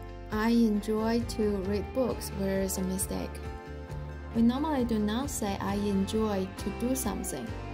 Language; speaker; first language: English; non-native, fluent; Chinese